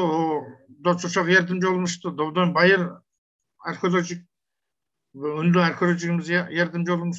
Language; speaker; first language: Turkish; non-native, learner; Kazakh